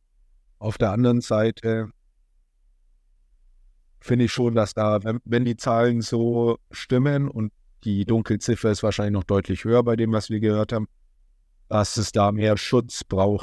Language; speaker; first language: German; native; German